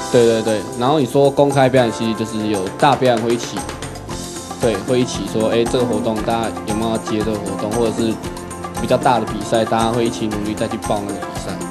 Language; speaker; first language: Chinese; native; Chinese